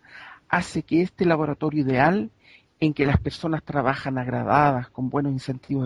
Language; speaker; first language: Spanish; native; Spanish